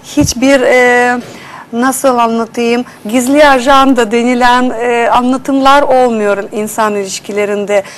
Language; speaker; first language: Turkish; non-native, fluent; Russian